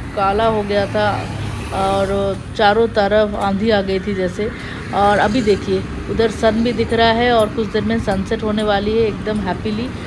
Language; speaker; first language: Hindi; non-native, local second language; Bangla